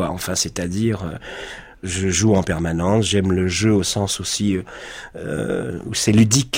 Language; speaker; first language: French; native; French